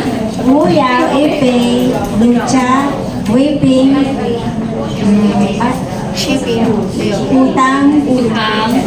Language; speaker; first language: Chinese; non-native, learner; Filipino